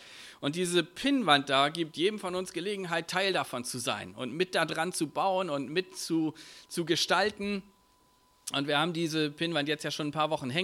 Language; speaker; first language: German; native; German